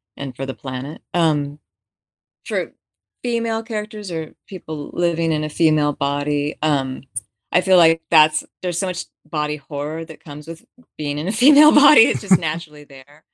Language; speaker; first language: English; native; English